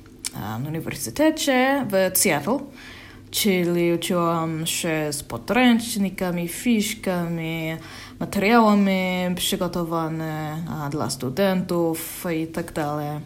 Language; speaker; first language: Polish; non-native, learner; English